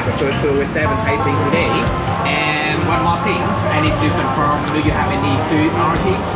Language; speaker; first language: English; non-native, fluent; Vietnamese